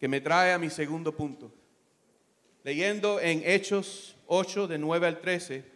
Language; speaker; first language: Spanish; early bilingual, other home language; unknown